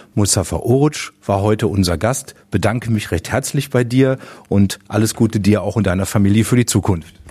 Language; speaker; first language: German; native; German